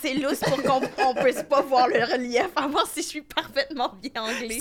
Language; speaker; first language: French; native; French